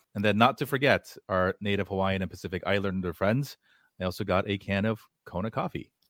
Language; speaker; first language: English; early bilingual, other home language; Korean